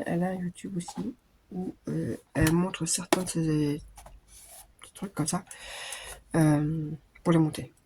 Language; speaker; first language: French; native; French